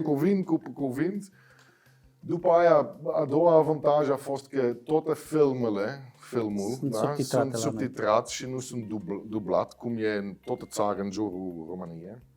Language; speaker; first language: Romanian; non-native, fluent; Dutch